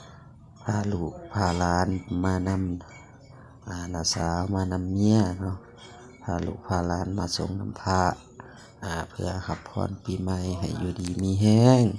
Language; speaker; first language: Thai; non-native, local second language; Lao